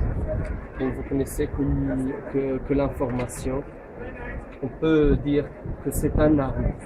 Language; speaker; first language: French; non-native, local second language; Arabic